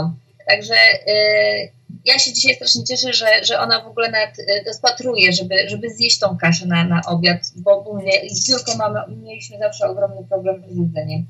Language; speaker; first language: Polish; native; Polish